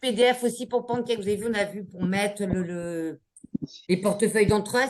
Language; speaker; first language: French; native; French